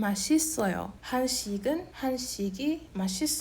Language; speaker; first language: Korean; non-native, fluent; English